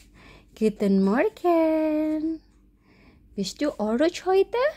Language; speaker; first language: German; non-native, learner; Indonesian